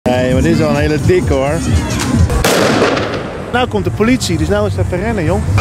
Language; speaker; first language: Dutch; native; Dutch